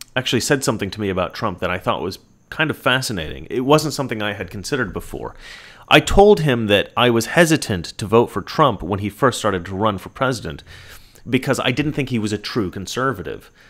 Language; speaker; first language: English; native; English